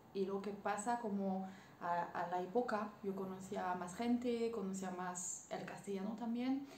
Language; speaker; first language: Spanish; non-native, learner; French